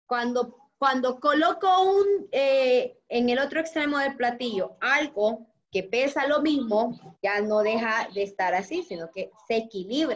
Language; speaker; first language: Spanish; native; Spanish